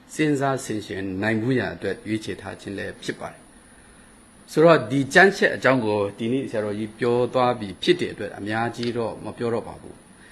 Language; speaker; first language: Burmese; non-native, local second language; Kachin